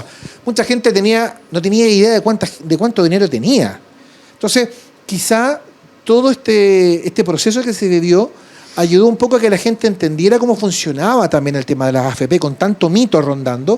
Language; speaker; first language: Spanish; native; Spanish